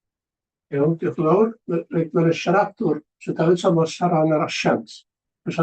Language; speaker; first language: Welsh; native; Welsh